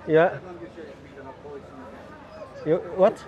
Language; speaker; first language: English; non-native, learner; Mongolian